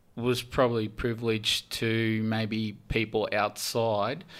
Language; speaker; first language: English; early bilingual, heritage; English